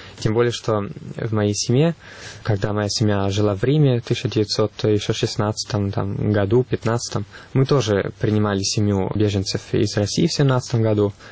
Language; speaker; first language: Russian; non-native, fluent; Italian